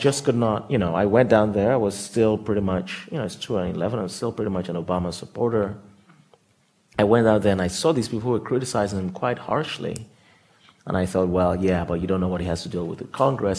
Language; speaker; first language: English; non-native, local second language; Yoruba